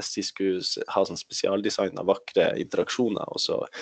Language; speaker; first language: Swedish; non-native, fluent; Norwegian